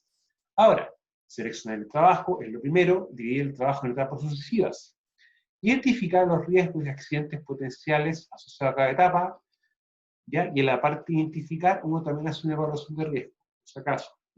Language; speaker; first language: Spanish; native; Spanish